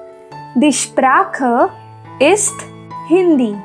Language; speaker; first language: German; non-native, fluent; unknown